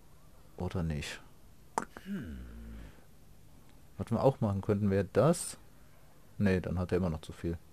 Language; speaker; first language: German; native; German